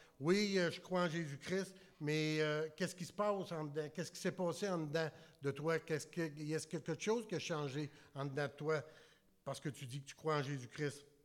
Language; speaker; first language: French; native; French